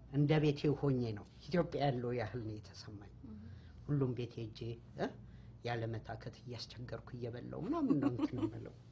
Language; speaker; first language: Amharic; native; Amharic